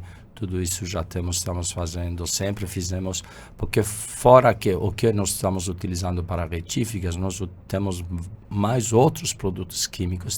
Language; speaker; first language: Portuguese; non-native, fluent; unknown